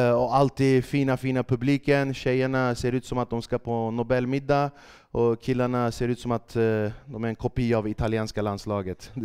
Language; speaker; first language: Swedish; early bilingual, other home language; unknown